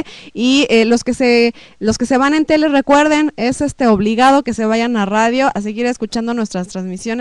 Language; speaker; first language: Spanish; native; Spanish